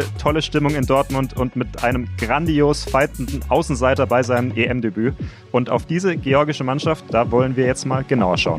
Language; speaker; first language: German; native; German